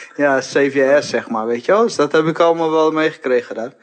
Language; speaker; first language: Dutch; early bilingual, other home language; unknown